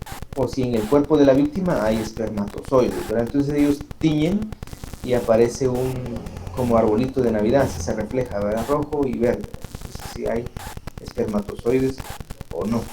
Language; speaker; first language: Spanish; native; Spanish